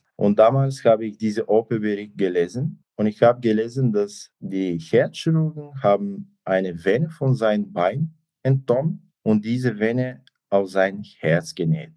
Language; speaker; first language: German; non-native, fluent; Bulgarian